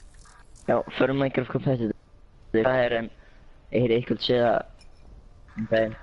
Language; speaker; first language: Icelandic; early bilingual, other home language; Norwegian